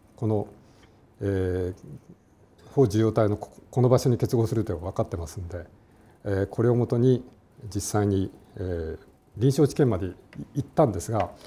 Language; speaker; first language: Japanese; native; Japanese